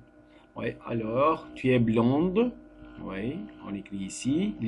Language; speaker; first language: French; non-native, fluent; Turkish